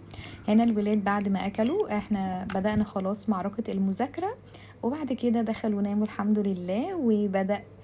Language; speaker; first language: Arabic; native; Arabic